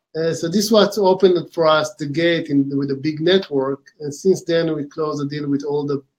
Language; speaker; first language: English; non-native, fluent; Hebrew